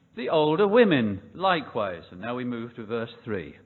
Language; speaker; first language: English; native; English